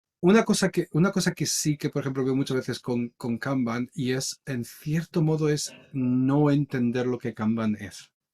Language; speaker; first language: Spanish; native; Spanish